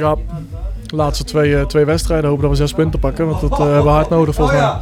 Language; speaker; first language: Dutch; native; Dutch